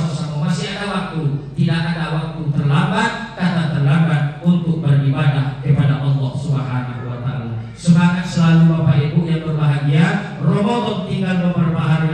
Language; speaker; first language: Indonesian; non-native, local second language; Minangkabau